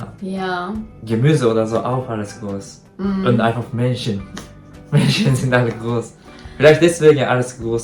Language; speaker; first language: German; non-native, learner; Japanese